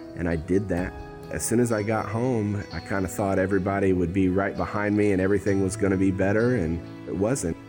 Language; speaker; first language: English; native; English